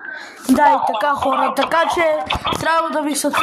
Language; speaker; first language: Bulgarian; non-native, local second language; Romany